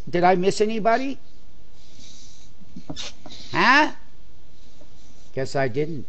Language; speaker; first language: English; native; English